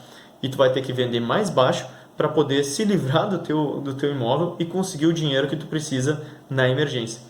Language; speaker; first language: Portuguese; native; Portuguese